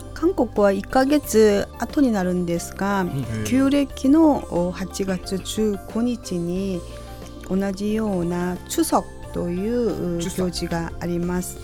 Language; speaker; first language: Japanese; non-native, fluent; Korean